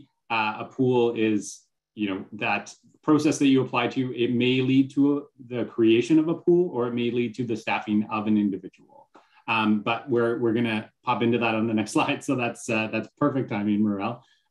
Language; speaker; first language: English; native; English